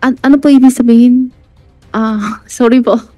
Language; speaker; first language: Filipino; non-native, learner; Chinese